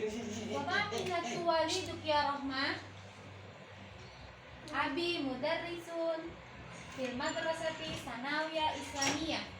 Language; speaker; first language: Arabic; non-native, learner; Indonesian